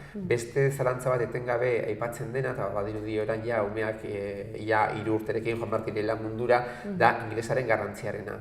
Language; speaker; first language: Basque; native; Basque